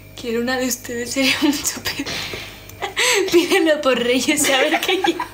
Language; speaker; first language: Spanish; native; Spanish